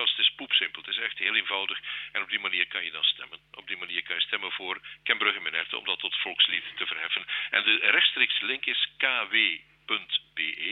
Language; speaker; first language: Dutch; native; Dutch